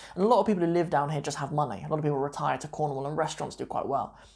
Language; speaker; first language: English; native; English